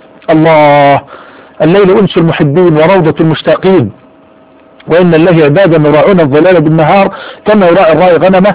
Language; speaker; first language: Arabic; native; Arabic